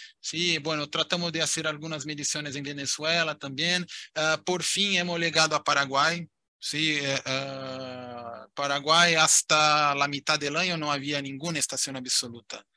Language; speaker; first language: Spanish; non-native, fluent; Portuguese